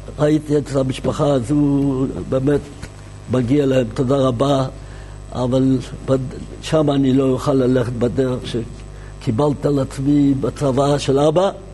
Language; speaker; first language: Hebrew; non-native, fluent; Yiddish